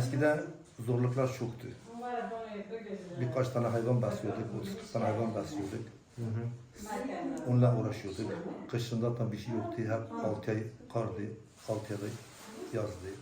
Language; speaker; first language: Turkish; non-native, local second language; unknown